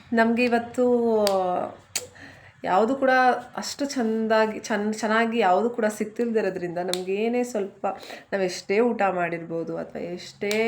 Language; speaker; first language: Kannada; native; Kannada